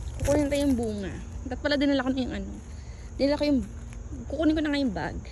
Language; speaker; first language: Filipino; native; Filipino